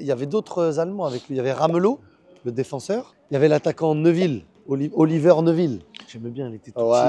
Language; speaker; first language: French; native; French